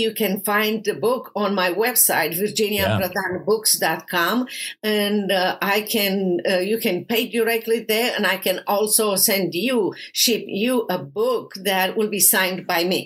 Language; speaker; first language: English; non-native, fluent; Romanian